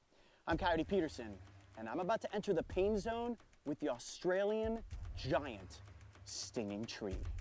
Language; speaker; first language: English; native; English